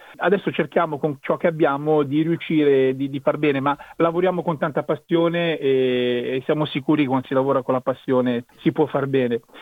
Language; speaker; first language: Italian; native; Italian